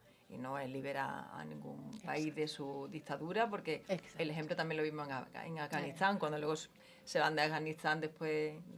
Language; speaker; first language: Spanish; native; Spanish